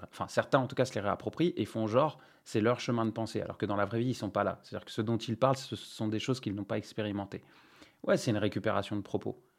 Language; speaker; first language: French; non-native, local second language; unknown